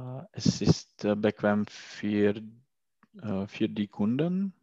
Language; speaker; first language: German; non-native, learner; Czech